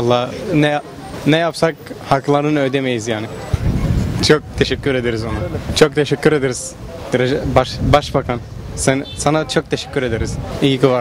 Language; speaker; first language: Turkish; non-native, fluent; Arabic